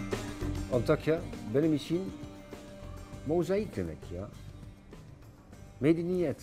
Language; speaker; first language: Turkish; non-native, fluent; Dutch